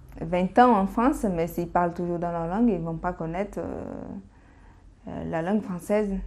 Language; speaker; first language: French; non-native, fluent; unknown